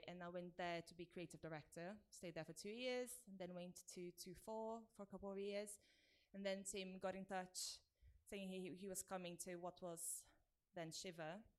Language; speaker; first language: English; non-native, fluent; Portuguese